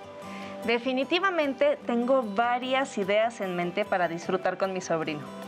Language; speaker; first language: Spanish; native; Spanish